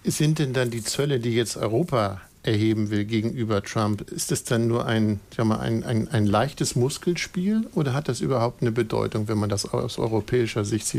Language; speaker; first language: German; native; German